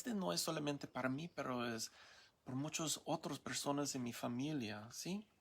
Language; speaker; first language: Spanish; non-native, learner; English